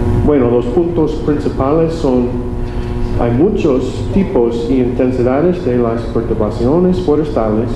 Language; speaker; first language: Spanish; non-native, learner; English